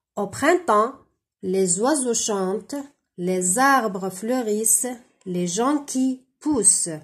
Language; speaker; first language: French; non-native, local second language; Arabic